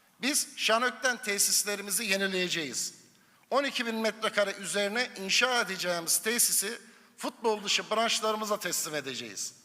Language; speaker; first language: Turkish; native; Turkish